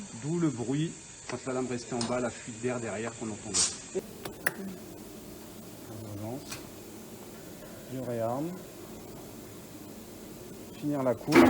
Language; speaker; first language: French; native; French